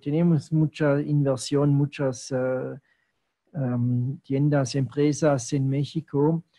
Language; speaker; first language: Spanish; non-native, fluent; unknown